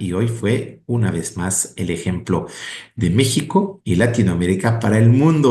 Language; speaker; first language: Spanish; native; Spanish